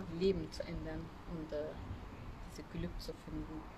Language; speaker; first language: German; non-native, learner; Turkish